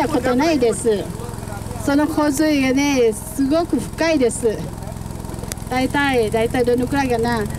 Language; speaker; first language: Japanese; non-native, learner; Thai